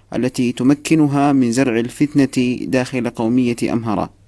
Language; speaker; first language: Arabic; non-native, fluent; Amharic